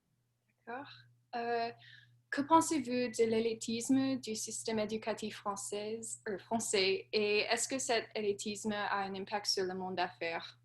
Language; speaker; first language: French; non-native, learner; English